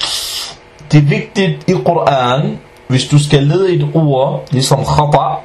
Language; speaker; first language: Danish; non-native, fluent; Arabic